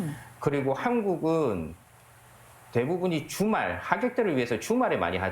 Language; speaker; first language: Korean; native; Korean